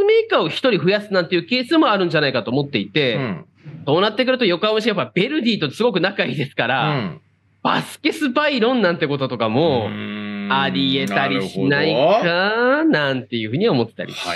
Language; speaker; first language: Japanese; native; Japanese